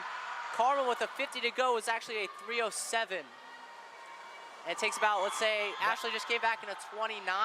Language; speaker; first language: English; native; English